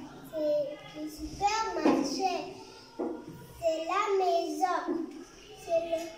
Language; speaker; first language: French; non-native, learner; Arabic